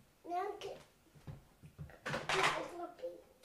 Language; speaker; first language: Italian; early bilingual, heritage; Italian